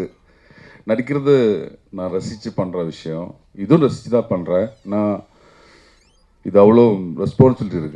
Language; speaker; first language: Tamil; non-native, learner; Malayalam